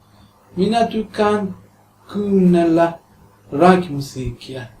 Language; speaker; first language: Finnish; non-native, learner; Persian